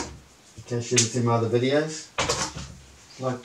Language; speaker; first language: English; native; English